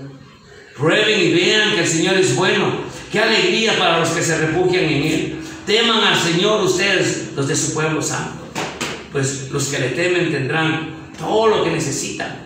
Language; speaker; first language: Spanish; native; Spanish